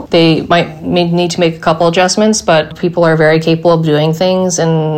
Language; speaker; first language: English; native; English